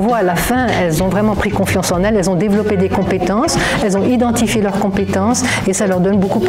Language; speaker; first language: French; native; French